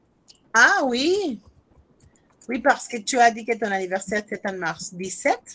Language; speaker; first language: French; non-native, fluent; Spanish